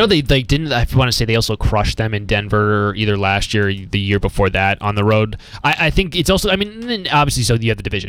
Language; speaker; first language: English; native; English